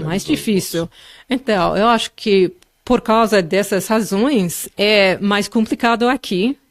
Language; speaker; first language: Portuguese; non-native, fluent; English